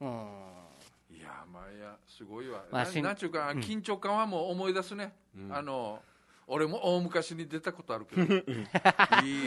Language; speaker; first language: Japanese; native; Japanese